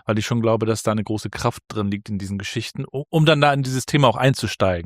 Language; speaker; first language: German; native; German